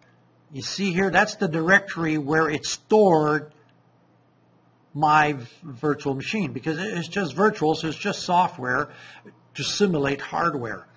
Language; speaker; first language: English; non-native, fluent; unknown